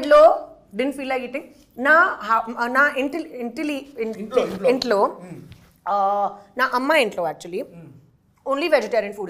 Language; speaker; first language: Telugu; non-native, learner; Hindi